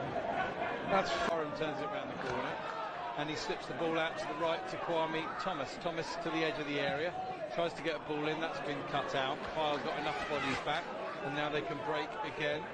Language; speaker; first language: English; native; English